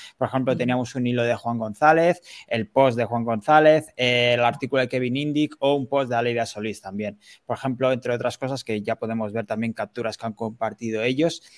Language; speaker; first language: Spanish; native; Spanish